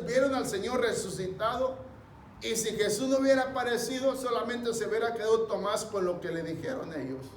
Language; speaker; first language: Spanish; native; Spanish